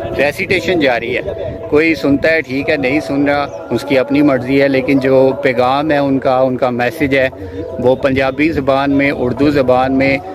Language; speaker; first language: Urdu; non-native, local second language; Punjabi